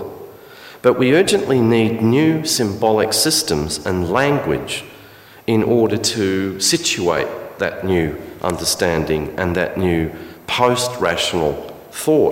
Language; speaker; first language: English; native; English